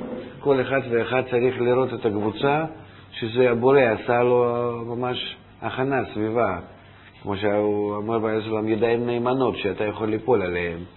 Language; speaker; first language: Hebrew; non-native, fluent; Russian